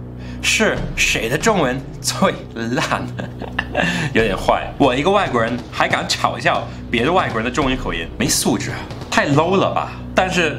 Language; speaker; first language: Chinese; non-native, fluent; English